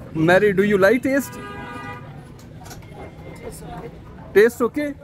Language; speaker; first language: English; non-native, local second language; Punjabi